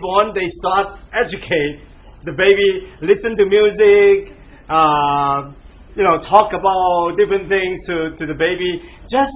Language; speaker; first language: English; non-native, local second language; Cantonese